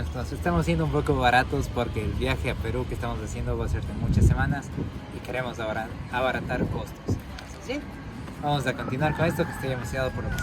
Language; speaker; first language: Spanish; native; Spanish